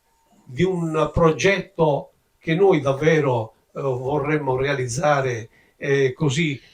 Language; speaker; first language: Italian; native; Italian